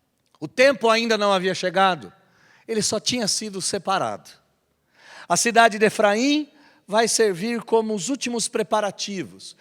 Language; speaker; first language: Portuguese; native; Portuguese